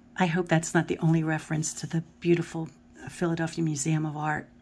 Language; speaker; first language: English; native; English